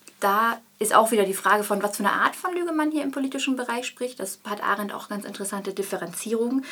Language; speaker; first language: German; native; German